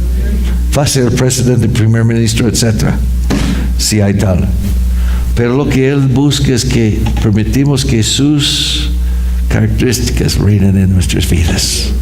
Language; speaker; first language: Spanish; non-native, fluent; English